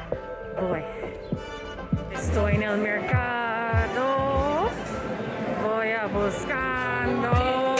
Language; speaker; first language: Spanish; non-native, learner; English